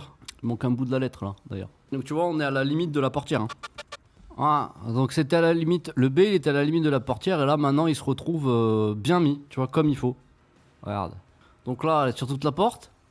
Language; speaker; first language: French; native; French